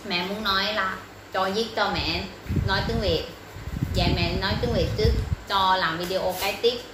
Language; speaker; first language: Vietnamese; non-native, learner; Thai